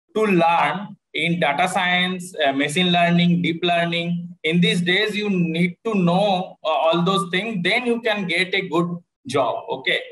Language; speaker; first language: English; non-native, local second language; Bangla